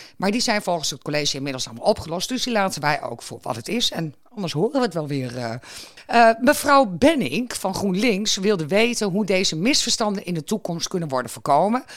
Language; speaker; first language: Dutch; native; Dutch